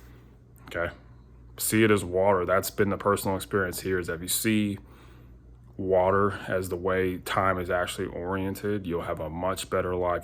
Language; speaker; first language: English; native; English